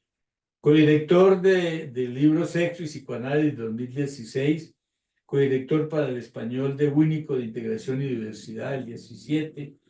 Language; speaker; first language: Spanish; native; Spanish